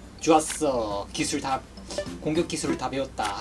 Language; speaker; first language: Korean; native; Korean